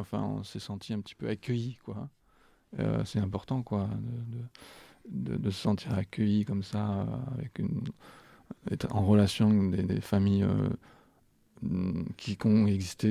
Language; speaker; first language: French; native; French